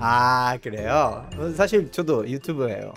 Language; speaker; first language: Korean; non-native, fluent; Spanish